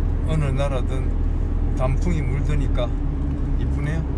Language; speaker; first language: Korean; native; Korean